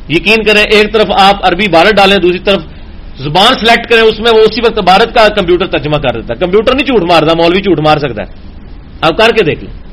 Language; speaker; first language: Urdu; non-native, local second language; Punjabi